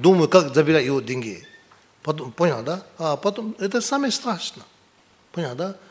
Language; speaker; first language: Russian; non-native, learner; Tibetan